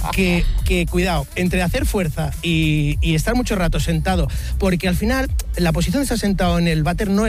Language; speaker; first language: Spanish; native; Spanish